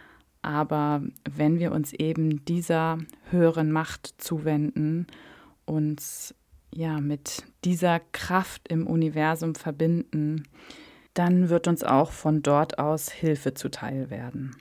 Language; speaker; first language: German; native; German